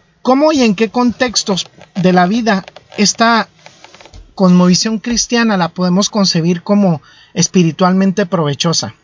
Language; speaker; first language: Spanish; native; Spanish